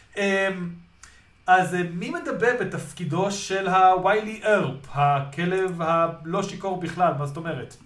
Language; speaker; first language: Hebrew; native; Hebrew